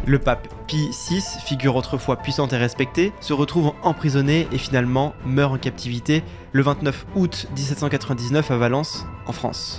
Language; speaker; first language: French; native; French